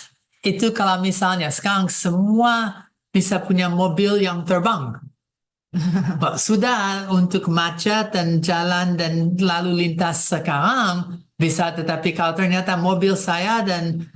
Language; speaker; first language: Indonesian; non-native, fluent; English